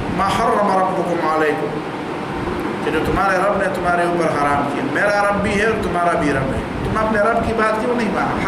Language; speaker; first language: Urdu; non-native, local second language; Pashto